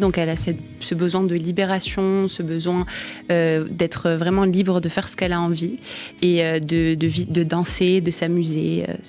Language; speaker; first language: French; native; French